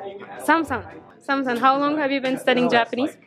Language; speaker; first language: English; non-native, fluent; Japanese